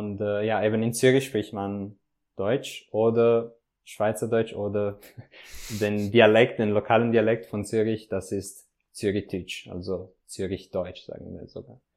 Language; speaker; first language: German; non-native, fluent; Italian